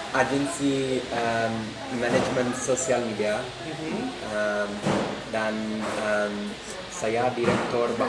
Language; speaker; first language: Indonesian; non-native, learner; English